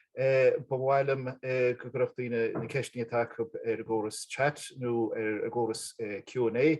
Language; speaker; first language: Irish; native; Irish